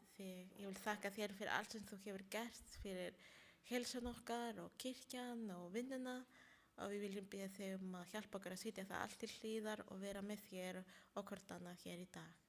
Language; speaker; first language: Icelandic; non-native, learner; Spanish